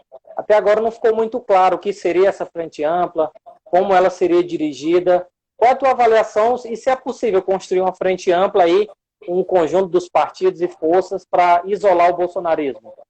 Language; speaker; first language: Portuguese; native; Portuguese